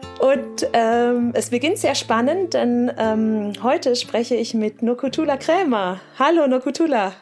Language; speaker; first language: German; native; German